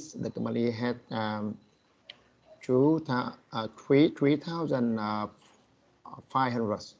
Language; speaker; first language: English; non-native, learner; Vietnamese